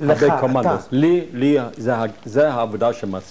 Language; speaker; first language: Hebrew; non-native, fluent; German